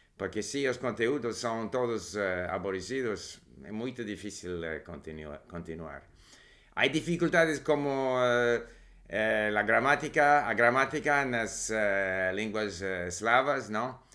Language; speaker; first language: Portuguese; non-native, learner; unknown